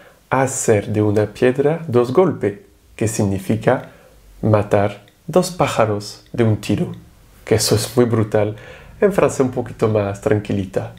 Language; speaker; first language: Spanish; non-native, fluent; French